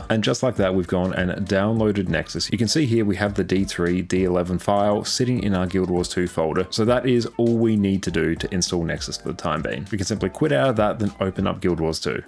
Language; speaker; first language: English; native; English